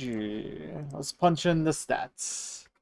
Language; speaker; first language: English; native; English